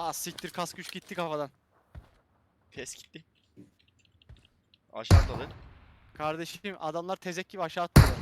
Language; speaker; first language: Turkish; native; Turkish